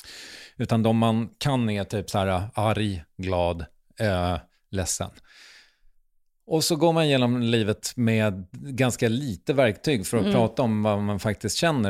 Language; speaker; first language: Swedish; native; Swedish